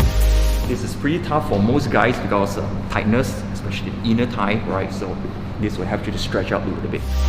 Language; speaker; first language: English; non-native, local second language; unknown